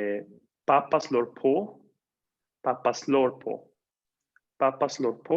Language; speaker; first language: Swedish; non-native, fluent; Spanish